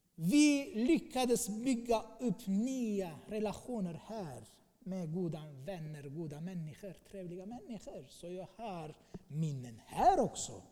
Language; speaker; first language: Swedish; non-native, fluent; Arabic